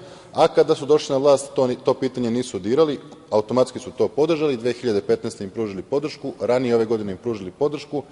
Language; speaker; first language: Serbian; native; Serbian